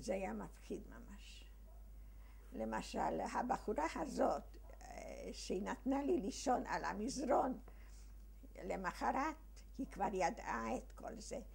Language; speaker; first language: Hebrew; early bilingual, other home language; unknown